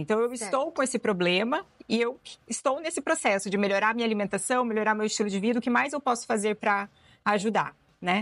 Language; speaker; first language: Portuguese; native; Portuguese